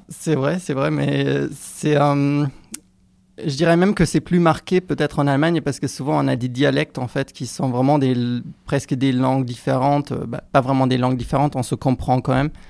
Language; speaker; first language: French; non-native, fluent; German